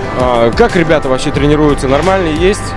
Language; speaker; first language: Russian; native; Russian